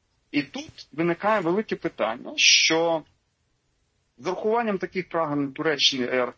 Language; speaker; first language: Ukrainian; native; Ukrainian